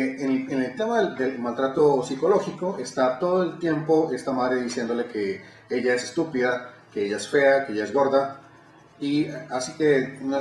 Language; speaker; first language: Spanish; native; Spanish